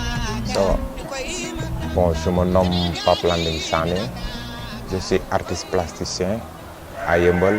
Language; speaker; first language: French; non-native, local second language; Wolof